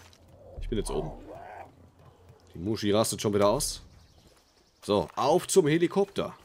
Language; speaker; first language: German; native; German